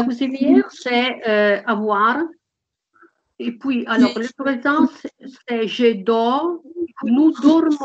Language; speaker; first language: French; non-native, learner; Italian